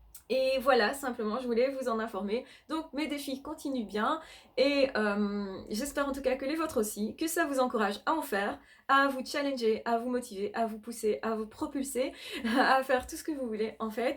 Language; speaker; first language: French; native; French